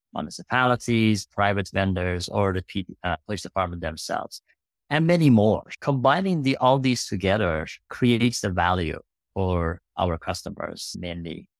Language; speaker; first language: English; non-native, fluent; Persian